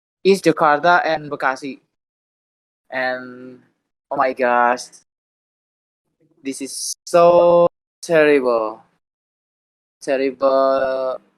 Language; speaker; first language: English; non-native, learner; Indonesian